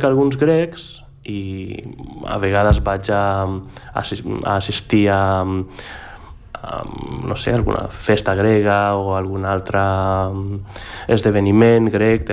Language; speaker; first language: Catalan; non-native, fluent; Greek